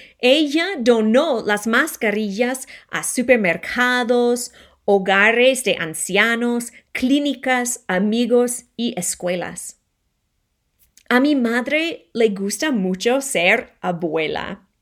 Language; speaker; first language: Spanish; non-native, fluent; English